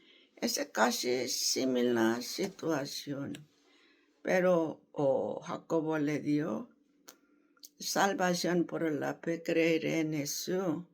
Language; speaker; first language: Spanish; non-native, learner; Korean